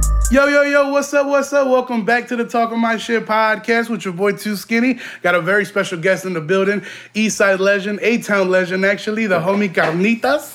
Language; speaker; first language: English; early bilingual, other home language; Spanish